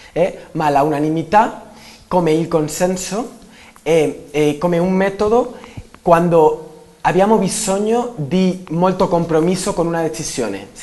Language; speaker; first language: Italian; non-native, learner; Spanish